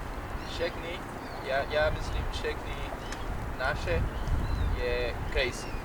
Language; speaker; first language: Czech; non-native, learner; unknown